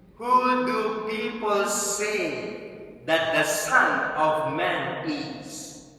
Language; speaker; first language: English; non-native, local second language; Filipino